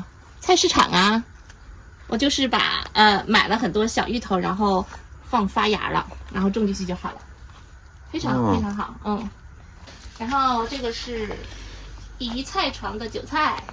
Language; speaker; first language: Chinese; native; Chinese